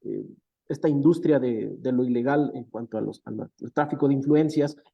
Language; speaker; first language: Spanish; native; Spanish